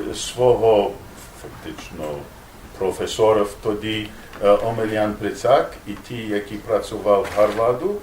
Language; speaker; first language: Ukrainian; non-native, learner; English